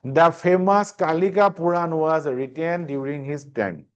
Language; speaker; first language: English; non-native, local second language; Assamese